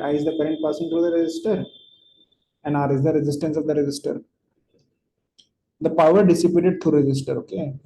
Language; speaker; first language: English; non-native, local second language; Hindi